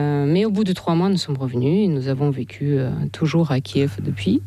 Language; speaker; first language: French; non-native, fluent; Russian